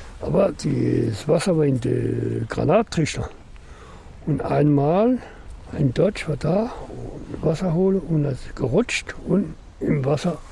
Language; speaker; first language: German; non-native, learner; French